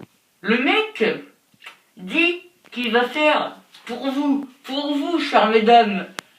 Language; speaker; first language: French; native; French